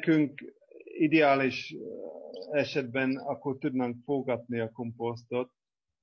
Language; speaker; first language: Hungarian; non-native, fluent; English